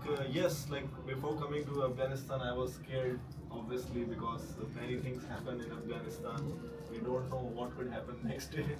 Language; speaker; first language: English; non-native, local second language; Hindi